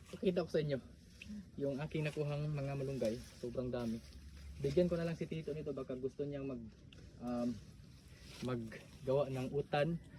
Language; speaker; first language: Filipino; native; Filipino